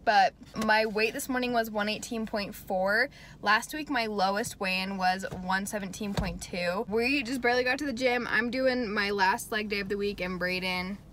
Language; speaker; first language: English; native; English